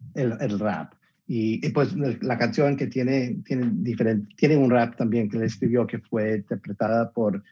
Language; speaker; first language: Spanish; early bilingual, heritage; Spanish